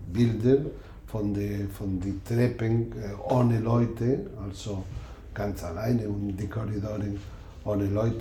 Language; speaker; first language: German; non-native, learner; Spanish